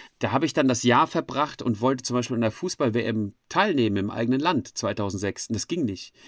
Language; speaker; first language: German; native; German